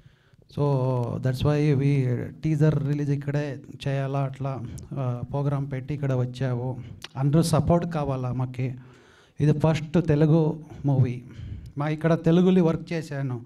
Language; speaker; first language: Telugu; non-native, learner; Kannada